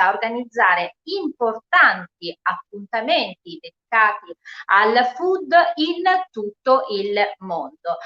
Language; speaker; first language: Italian; native; Italian